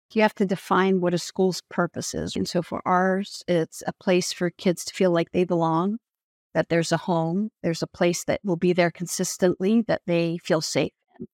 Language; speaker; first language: English; non-native, fluent; Arabic